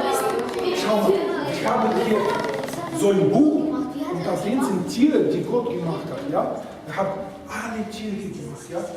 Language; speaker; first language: German; non-native, fluent; Russian